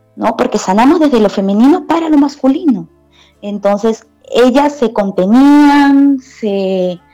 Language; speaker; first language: Spanish; native; Spanish